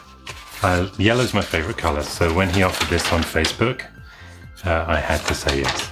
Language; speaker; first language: English; native; English